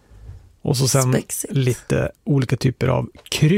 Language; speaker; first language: Swedish; native; Swedish